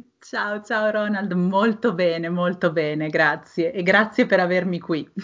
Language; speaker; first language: Italian; native; Italian